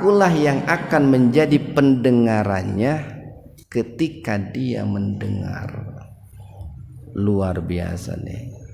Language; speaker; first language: Indonesian; native; Indonesian